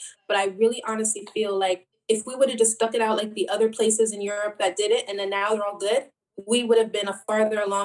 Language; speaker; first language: English; native; English